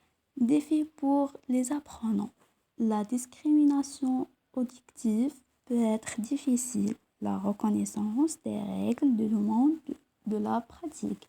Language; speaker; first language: French; non-native, local second language; Arabic